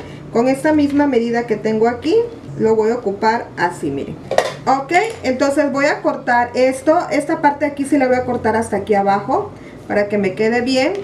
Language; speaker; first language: Spanish; native; Spanish